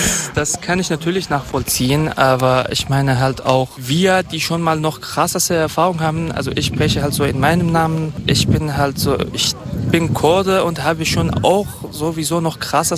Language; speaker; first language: German; non-native, fluent; Kurdish